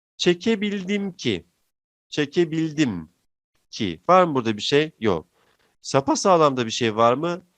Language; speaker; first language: Turkish; native; Turkish